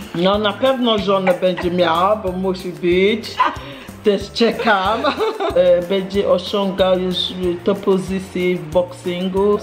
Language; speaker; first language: Polish; non-native, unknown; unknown